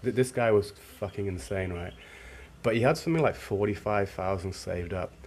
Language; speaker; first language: English; native; English